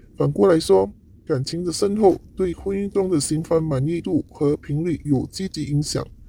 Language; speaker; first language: Chinese; non-native, local second language; Cantonese